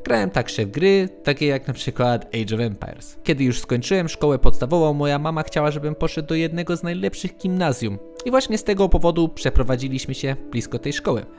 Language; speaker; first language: Polish; early bilingual, heritage; English